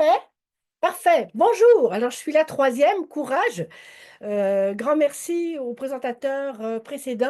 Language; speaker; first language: French; native; French